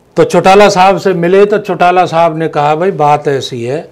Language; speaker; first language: Hindi; native; Hindi